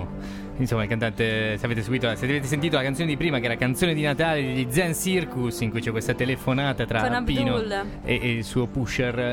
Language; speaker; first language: Italian; native; Italian